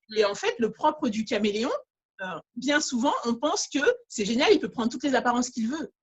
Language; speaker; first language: French; early bilingual, other home language; Bambara